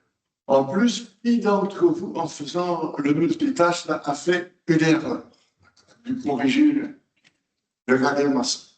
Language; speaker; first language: French; non-native, local second language; Dutch